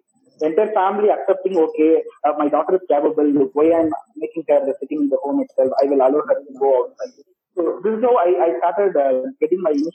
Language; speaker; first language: English; non-native, local second language; Tamil